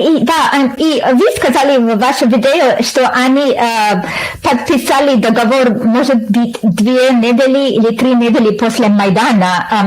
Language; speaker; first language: Russian; non-native, learner; English